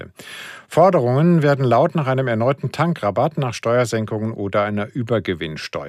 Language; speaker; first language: German; native; German